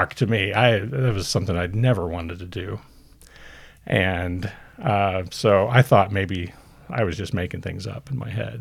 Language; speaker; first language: English; native; English